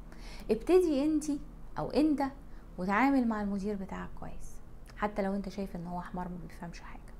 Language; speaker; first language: Arabic; native; Arabic